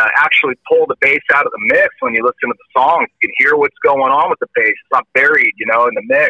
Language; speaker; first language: English; native; English